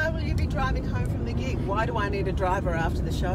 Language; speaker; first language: English; native; English